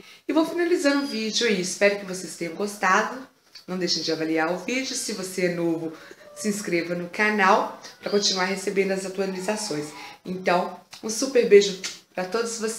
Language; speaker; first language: Portuguese; native; Portuguese